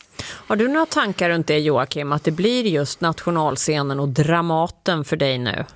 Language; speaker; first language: Swedish; native; Swedish